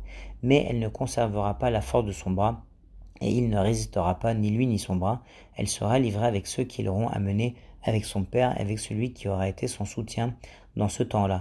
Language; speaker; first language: French; native; French